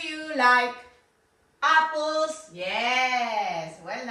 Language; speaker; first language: English; non-native, fluent; Spanish